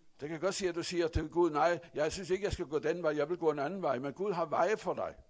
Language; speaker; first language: Danish; non-native, fluent; Rundi